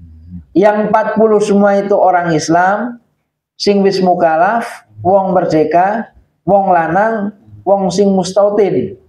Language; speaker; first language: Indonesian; non-native, local second language; Javanese